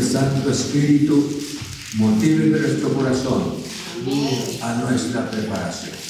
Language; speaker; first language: Spanish; native; Spanish